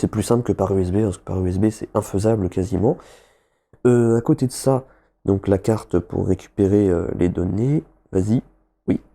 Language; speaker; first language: French; native; French